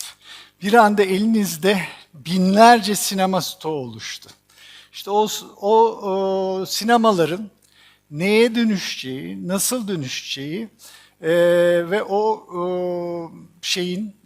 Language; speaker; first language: Turkish; native; Turkish